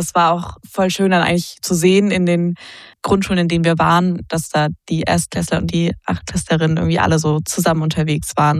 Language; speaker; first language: German; native; German